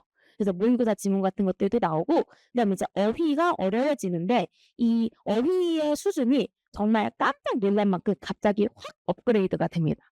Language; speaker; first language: Korean; native; Korean